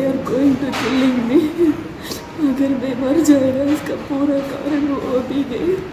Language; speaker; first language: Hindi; non-native, local second language; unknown